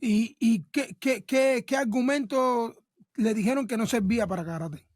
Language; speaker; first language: Spanish; native; Spanish